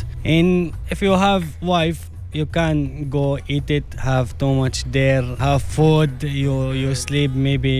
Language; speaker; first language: English; non-native, learner; Arabic